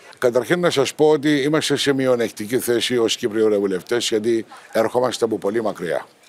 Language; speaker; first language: Greek; non-native, local second language; Turkish